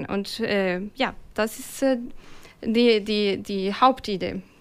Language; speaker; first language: German; non-native, fluent; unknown